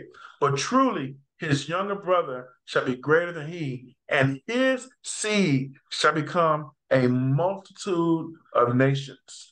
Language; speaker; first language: English; native; English